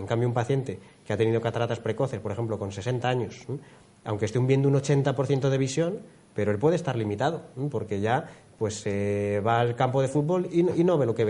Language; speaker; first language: Spanish; native; Spanish